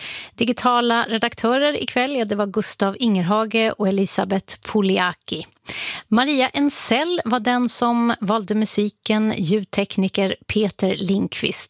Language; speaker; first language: Swedish; native; Swedish